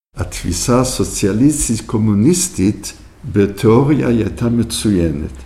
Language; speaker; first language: Hebrew; early bilingual, other home language; French